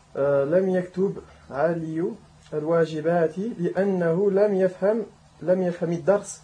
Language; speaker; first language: Arabic; non-native, learner; French